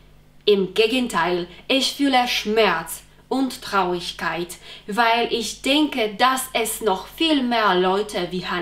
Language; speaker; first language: German; non-native, fluent; Polish